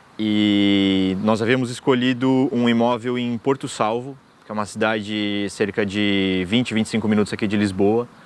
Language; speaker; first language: Portuguese; native; Portuguese